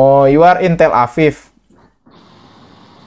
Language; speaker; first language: English; non-native, learner; Indonesian